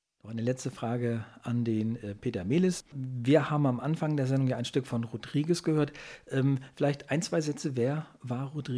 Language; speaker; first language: German; native; German